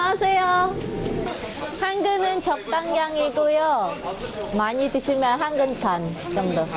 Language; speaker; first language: Korean; non-native, fluent; Khmer